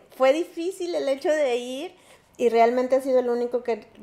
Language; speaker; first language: Spanish; native; Spanish